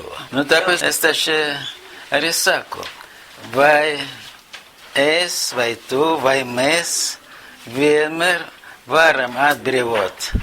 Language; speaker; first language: Latvian; non-native, local second language; Russian